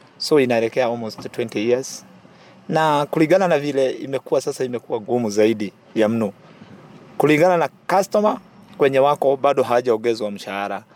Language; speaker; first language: Swahili; non-native, local second language; Kikuyu